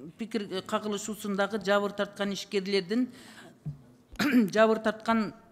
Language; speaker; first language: Kyrgyz; native; Kyrgyz